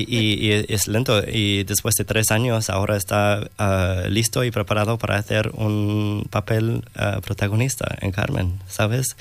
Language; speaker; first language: Spanish; non-native, fluent; English